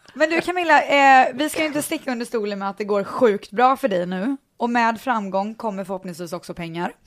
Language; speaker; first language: Swedish; native; Swedish